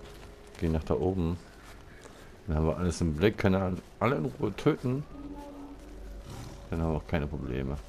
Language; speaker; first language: German; native; German